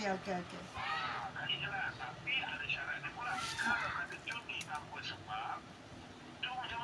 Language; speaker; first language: Malay; native; Malay